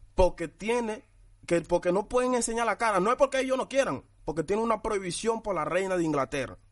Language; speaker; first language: Spanish; early bilingual, other home language; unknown